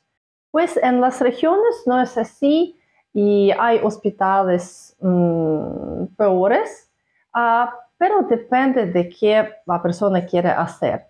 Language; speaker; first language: Spanish; non-native, fluent; Russian